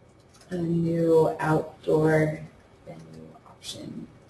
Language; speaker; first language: English; native; English